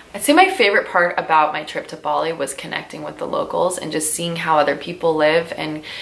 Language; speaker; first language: English; native; English